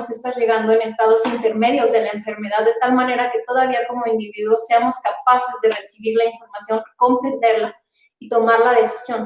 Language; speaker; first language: Spanish; native; Spanish